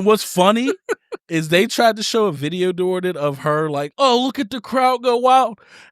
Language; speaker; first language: English; native; English